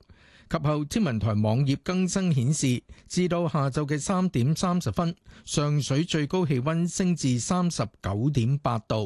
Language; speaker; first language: Cantonese; native; Cantonese